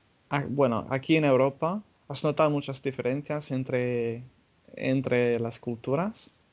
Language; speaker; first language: Spanish; non-native, fluent; English